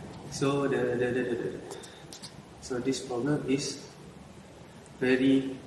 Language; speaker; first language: English; non-native, learner; Malay